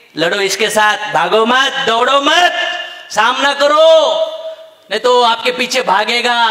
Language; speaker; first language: Hindi; non-native, local second language; Marathi